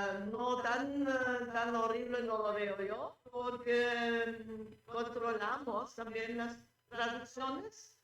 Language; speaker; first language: Spanish; non-native, fluent; German